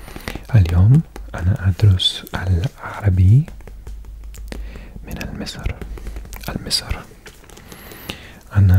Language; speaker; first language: Arabic; non-native, learner; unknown